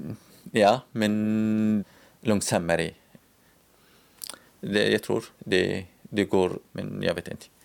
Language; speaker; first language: Swedish; non-native, learner; Arabic